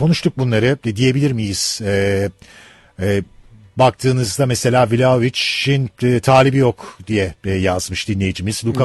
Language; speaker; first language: Turkish; native; Turkish